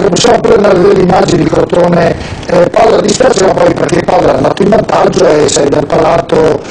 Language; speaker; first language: Italian; native; Italian